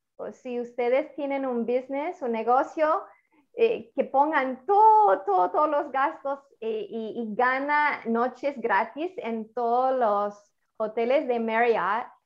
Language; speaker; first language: Spanish; non-native, fluent; Italian